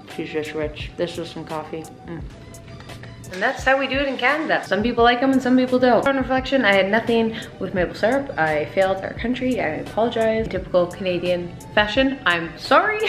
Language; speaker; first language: English; native; English